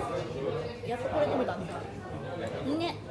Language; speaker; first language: Japanese; native; Japanese